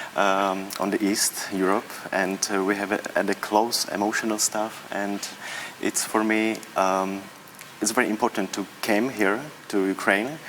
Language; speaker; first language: English; non-native, learner; Czech